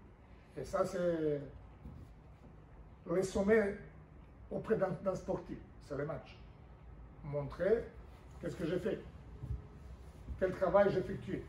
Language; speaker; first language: French; non-native, fluent; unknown